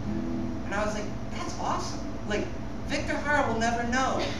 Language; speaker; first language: English; native; English